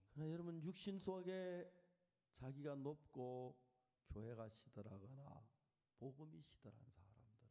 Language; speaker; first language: Korean; native; Korean